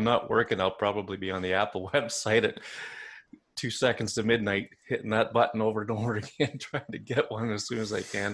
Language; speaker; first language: English; native; English